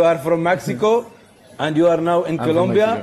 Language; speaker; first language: English; non-native, learner; Arabic